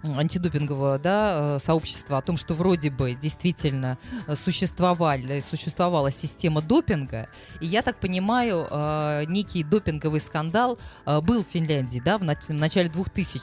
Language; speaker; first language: Russian; native; Russian